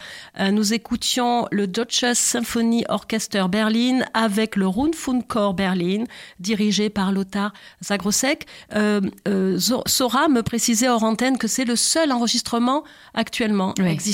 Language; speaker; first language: French; native; French